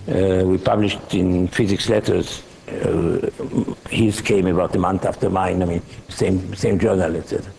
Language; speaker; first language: English; non-native, fluent; Hebrew